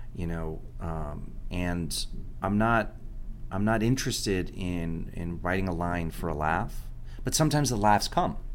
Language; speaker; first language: English; early bilingual, other home language; Spanish